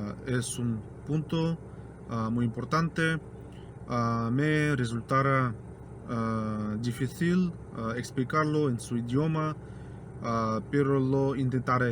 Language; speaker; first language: Spanish; non-native, fluent; Russian